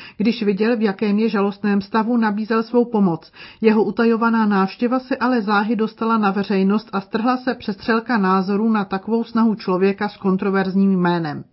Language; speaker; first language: Czech; native; Czech